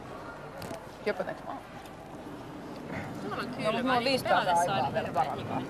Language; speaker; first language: Finnish; native; Finnish